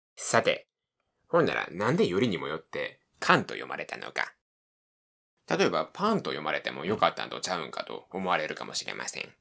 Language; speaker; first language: Japanese; native; Japanese